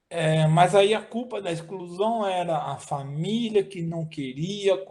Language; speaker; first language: Portuguese; native; Portuguese